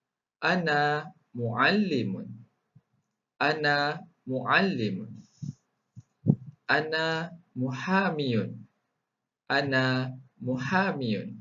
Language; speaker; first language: Arabic; non-native, fluent; Malay